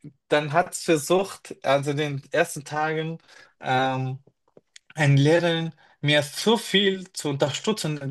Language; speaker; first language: German; non-native, fluent; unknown